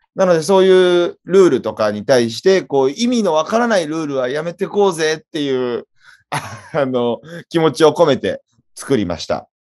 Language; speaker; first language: Japanese; native; Japanese